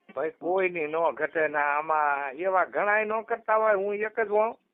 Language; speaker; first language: Gujarati; native; Gujarati